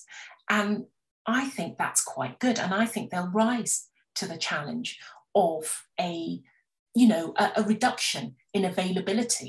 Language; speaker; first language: English; native; English